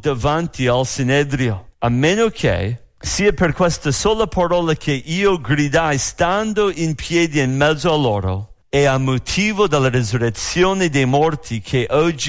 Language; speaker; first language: Italian; non-native, fluent; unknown